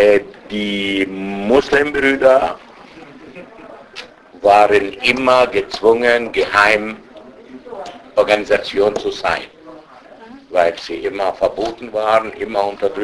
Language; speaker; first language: German; non-native, fluent; Arabic